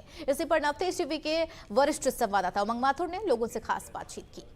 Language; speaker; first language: Hindi; native; Hindi